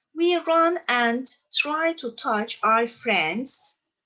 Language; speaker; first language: English; non-native, fluent; Turkish